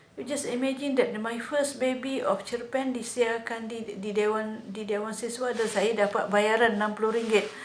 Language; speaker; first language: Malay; early bilingual, heritage; Malay